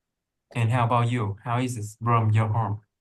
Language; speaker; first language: English; non-native, learner; Vietnamese